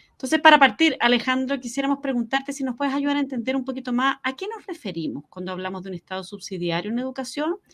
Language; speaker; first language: Spanish; native; Spanish